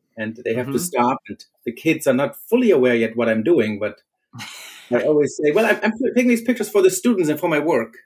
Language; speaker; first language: English; non-native, fluent; German